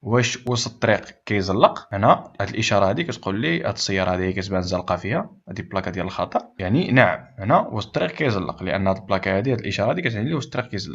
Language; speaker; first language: Arabic; native; Arabic